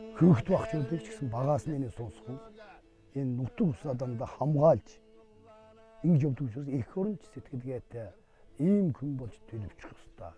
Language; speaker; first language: Mongolian; native; Mongolian